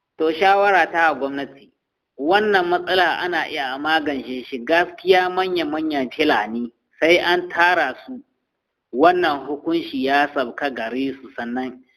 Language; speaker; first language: Hausa; non-native, local second language; Fula